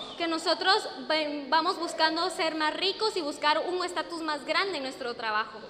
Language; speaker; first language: Spanish; non-native, fluent; English